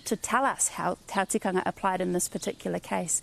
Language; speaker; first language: English; native; English